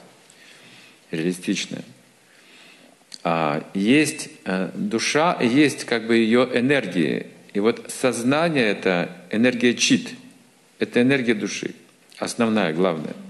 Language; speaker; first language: Russian; native; Russian